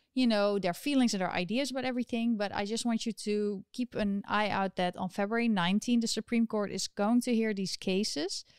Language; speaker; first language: English; non-native, fluent; Dutch